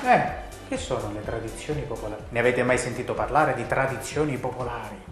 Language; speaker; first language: Italian; native; Italian